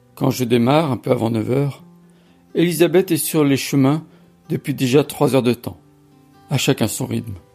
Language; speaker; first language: French; native; French